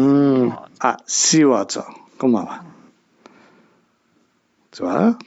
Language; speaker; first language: Korean; non-native, learner; English